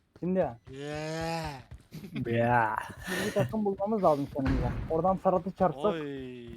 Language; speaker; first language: Turkish; native; Turkish